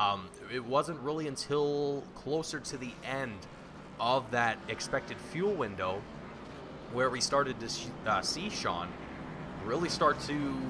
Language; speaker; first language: English; native; English